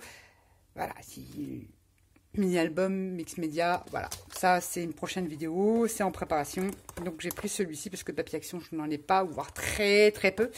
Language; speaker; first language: French; native; French